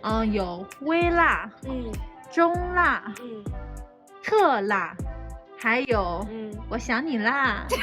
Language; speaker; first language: Chinese; non-native, learner; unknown